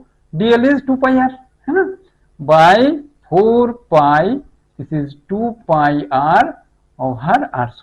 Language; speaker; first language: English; non-native, local second language; Hindi